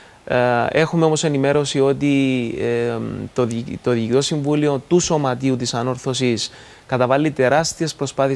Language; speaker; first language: Greek; native; Greek